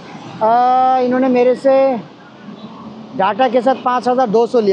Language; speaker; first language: Hindi; non-native, learner; Bangla